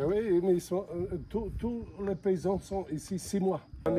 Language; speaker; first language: French; non-native, learner; Bosnian